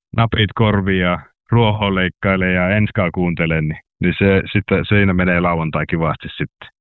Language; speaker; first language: Finnish; native; Finnish